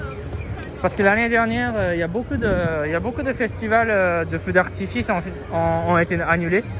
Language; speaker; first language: French; non-native, fluent; Japanese